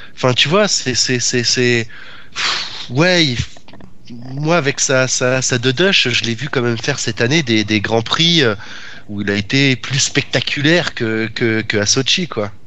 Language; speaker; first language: French; native; French